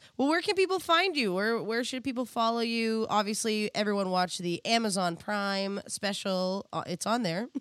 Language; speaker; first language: English; native; English